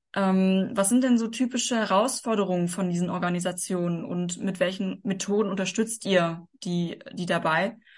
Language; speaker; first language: German; native; German